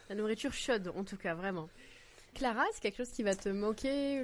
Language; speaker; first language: French; native; French